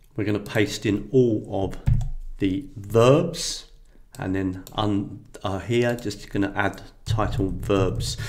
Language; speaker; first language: English; native; English